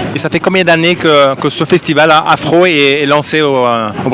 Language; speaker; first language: French; native; French